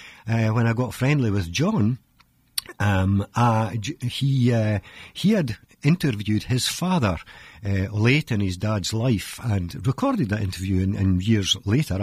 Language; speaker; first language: English; native; English